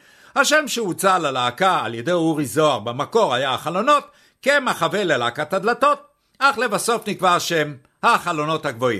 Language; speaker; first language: Hebrew; native; Hebrew